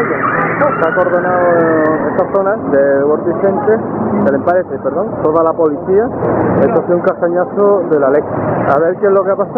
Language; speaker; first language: Spanish; native; Spanish